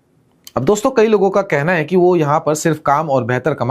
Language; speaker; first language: Hindi; native; Hindi